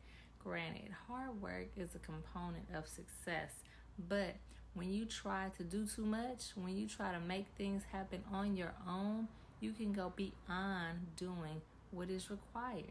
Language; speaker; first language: English; native; English